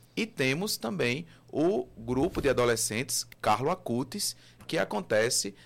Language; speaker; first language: Portuguese; native; Portuguese